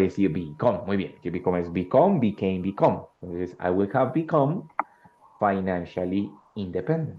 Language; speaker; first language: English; non-native, fluent; Spanish